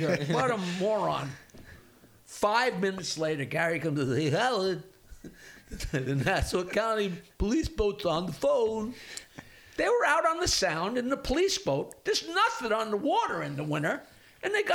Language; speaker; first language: English; native; English